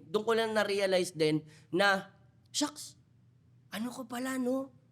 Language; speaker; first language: Filipino; non-native, local second language; Cebuano